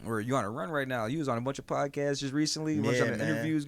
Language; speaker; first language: English; native; English